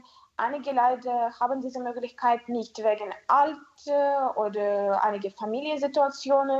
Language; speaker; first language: German; non-native, learner; Ukrainian